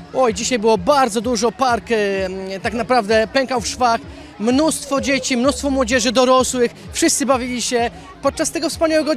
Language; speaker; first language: Polish; native; Polish